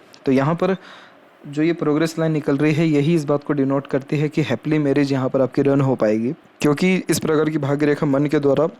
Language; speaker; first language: Hindi; native; Hindi